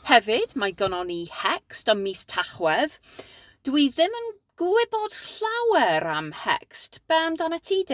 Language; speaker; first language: Welsh; non-native, learner; English